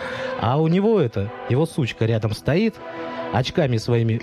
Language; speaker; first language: Russian; native; Russian